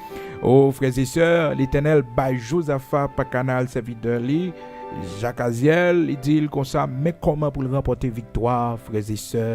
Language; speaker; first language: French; non-native, local second language; Haitian Creole